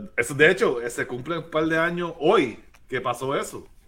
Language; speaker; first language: Spanish; native; Spanish